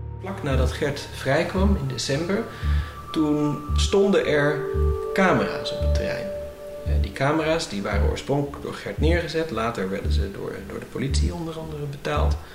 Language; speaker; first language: Dutch; native; Dutch